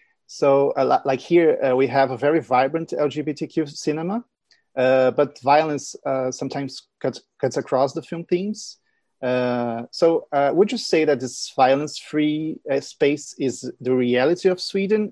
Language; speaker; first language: English; non-native, fluent; Portuguese